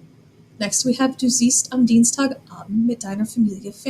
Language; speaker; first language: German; non-native, fluent; English